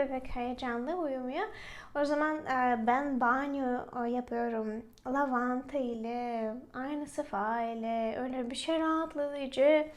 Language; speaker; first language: Turkish; non-native, fluent; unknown